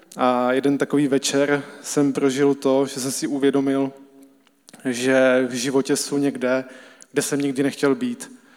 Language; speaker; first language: Czech; native; Czech